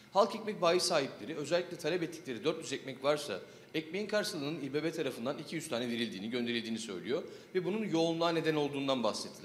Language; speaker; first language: Turkish; native; Turkish